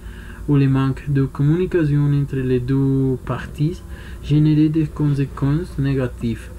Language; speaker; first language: French; non-native, learner; Spanish